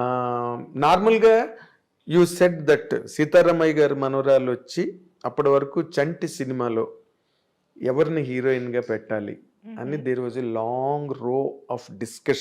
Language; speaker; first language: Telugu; native; Telugu